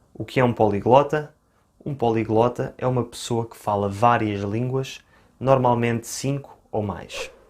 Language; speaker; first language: Portuguese; native; Portuguese